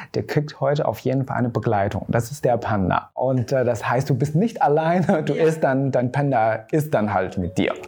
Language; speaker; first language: German; non-native, fluent; Chinese